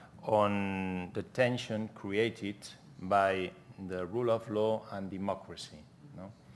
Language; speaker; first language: English; non-native, fluent; Catalan